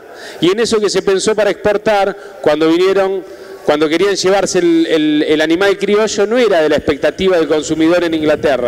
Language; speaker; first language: Spanish; native; Spanish